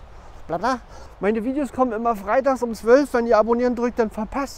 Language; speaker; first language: German; native; German